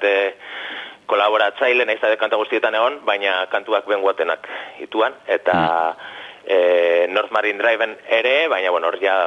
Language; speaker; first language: Basque; native; Basque